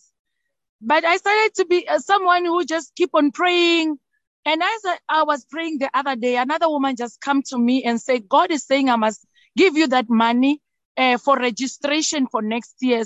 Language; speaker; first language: English; non-native, local second language; Northern Sotho